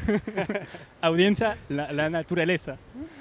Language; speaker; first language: Spanish; non-native, fluent; French